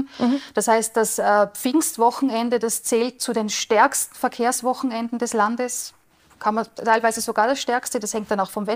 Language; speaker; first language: German; native; German